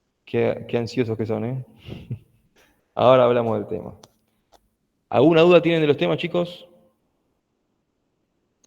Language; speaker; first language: Spanish; native; Spanish